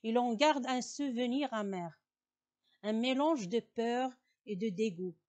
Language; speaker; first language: French; non-native, local second language; Arabic